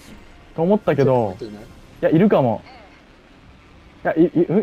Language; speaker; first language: Japanese; native; Japanese